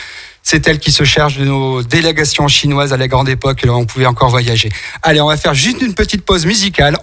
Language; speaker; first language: French; native; French